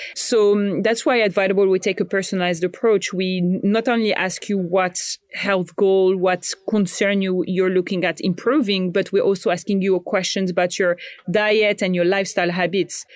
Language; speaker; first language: English; non-native, fluent; French